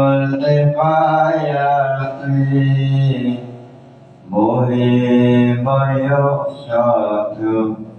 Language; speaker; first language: Arabic; non-native, fluent; Javanese